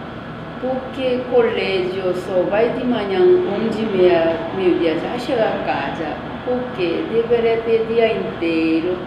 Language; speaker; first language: Portuguese; non-native, learner; Korean